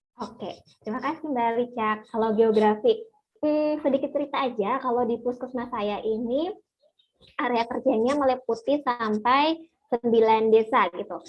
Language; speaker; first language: Indonesian; native; Indonesian